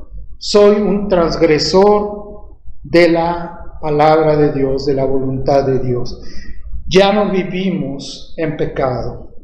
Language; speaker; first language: Spanish; native; Spanish